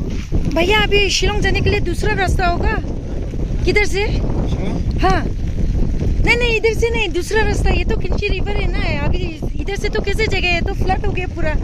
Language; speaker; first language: Hindi; non-native, local second language; Mizo